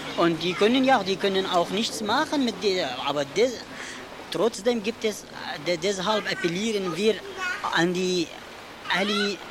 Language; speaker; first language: German; non-native, learner; Kurdish